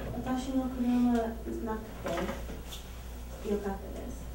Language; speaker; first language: Japanese; non-native, learner; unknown